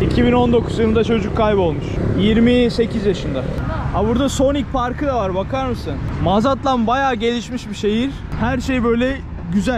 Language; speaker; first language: Turkish; native; Turkish